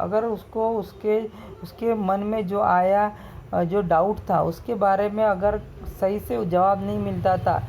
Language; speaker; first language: Hindi; non-native, local second language; Marathi